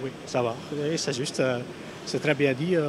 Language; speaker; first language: French; non-native, local second language; Dutch